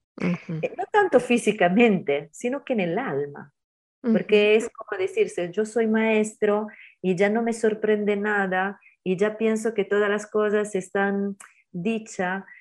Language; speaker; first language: Spanish; non-native, fluent; Italian